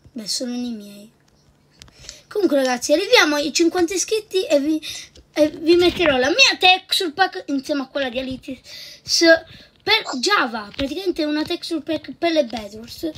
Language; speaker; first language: Italian; native; Italian